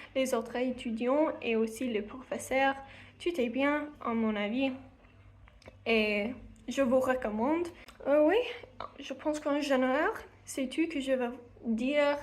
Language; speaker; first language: French; non-native, learner; English